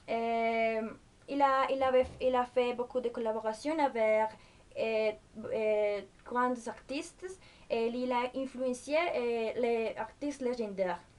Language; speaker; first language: French; non-native, learner; Spanish